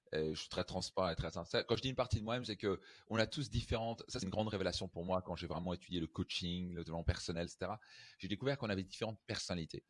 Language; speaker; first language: French; native; French